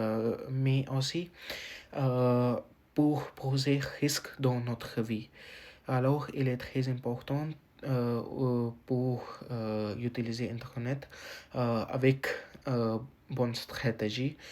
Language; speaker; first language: French; non-native, learner; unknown